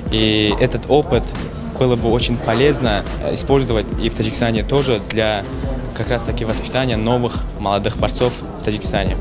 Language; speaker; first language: Russian; non-native, local second language; Tajik